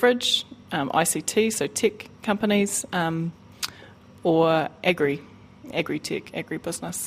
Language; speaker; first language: English; native; English